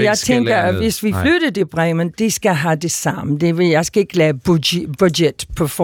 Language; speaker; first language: Danish; non-native, fluent; English